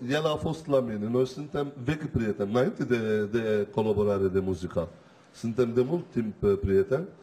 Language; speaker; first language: Romanian; non-native, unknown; Turkish